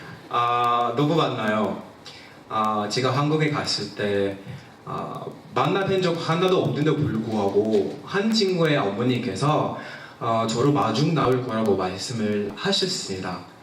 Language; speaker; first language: Korean; non-native, fluent; English